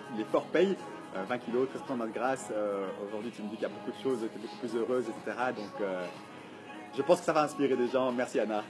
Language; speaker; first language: French; native; French